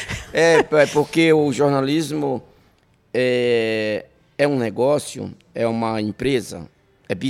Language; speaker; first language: French; non-native, learner; Portuguese